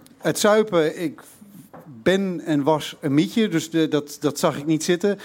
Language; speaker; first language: Dutch; native; Dutch